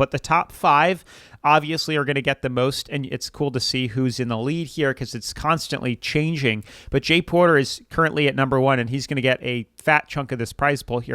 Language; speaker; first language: English; native; English